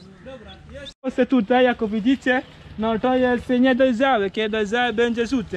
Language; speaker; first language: Polish; non-native, learner; Swahili